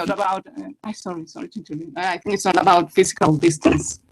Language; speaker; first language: English; non-native, learner; Spanish